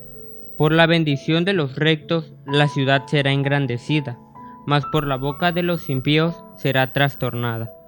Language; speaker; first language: Spanish; native; Spanish